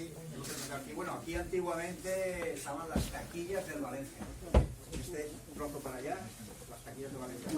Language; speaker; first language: Spanish; native; Spanish